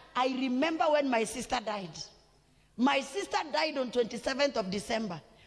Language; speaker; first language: English; non-native, local second language; Swahili